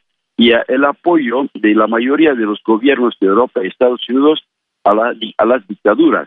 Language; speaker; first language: Spanish; non-native, fluent; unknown